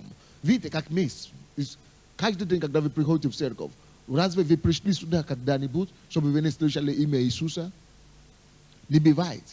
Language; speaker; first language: Russian; non-native, fluent; Yoruba